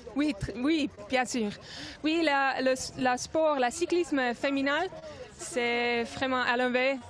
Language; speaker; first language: French; non-native, local second language; German